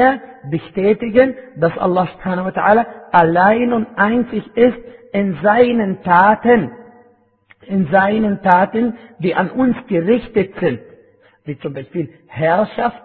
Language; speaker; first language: German; non-native, fluent; Arabic